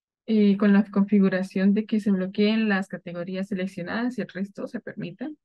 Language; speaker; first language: Spanish; native; Spanish